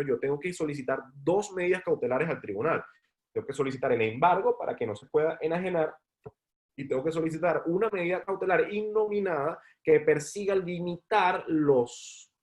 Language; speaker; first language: Spanish; native; Spanish